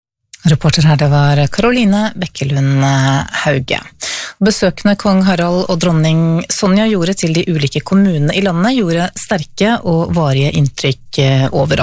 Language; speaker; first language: Norwegian; native; Norwegian